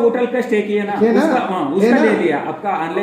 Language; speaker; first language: Hindi; non-native, local second language; Kannada